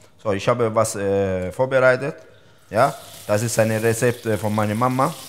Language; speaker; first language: German; non-native, learner; Italian